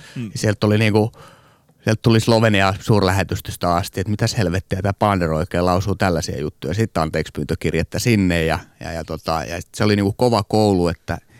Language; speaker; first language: Finnish; native; Finnish